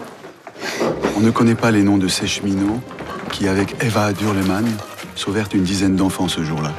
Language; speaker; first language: French; native; French